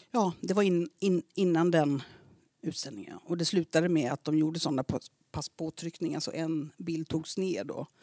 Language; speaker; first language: Swedish; native; Swedish